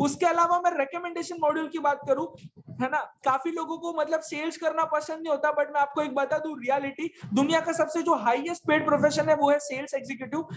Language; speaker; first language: Hindi; native; Hindi